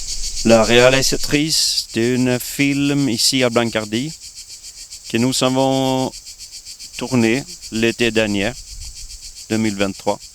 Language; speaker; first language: French; non-native, learner; Swedish